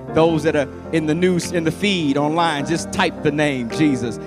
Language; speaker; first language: English; native; English